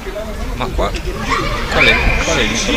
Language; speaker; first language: Italian; native; Italian